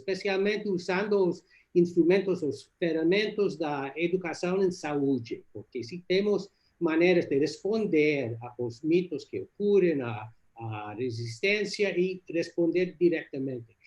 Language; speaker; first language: Portuguese; non-native, learner; English